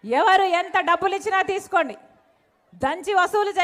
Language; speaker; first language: Telugu; native; Telugu